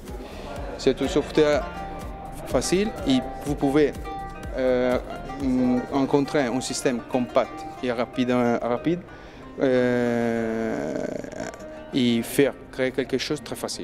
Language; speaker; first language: French; non-native, learner; Spanish